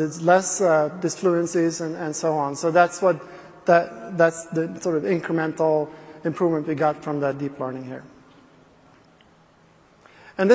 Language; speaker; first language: English; non-native, fluent; Swedish